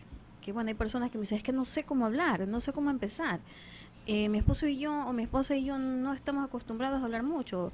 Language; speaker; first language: Spanish; native; Spanish